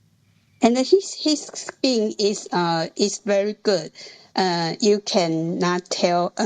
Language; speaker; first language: English; non-native, learner; Chinese